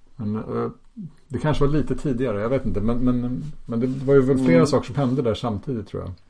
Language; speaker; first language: Swedish; native; Swedish